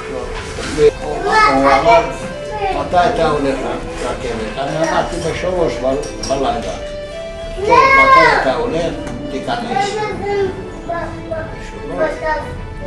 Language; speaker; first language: Hebrew; non-native, learner; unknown